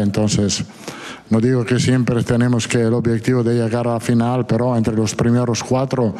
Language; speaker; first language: Spanish; non-native, fluent; Italian